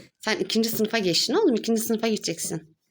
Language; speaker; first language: Turkish; native; Turkish